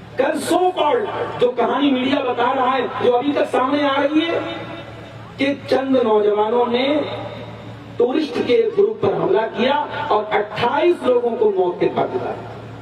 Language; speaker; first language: Urdu; native; Urdu